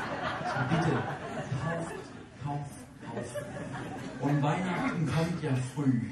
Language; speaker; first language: German; non-native, fluent; Danish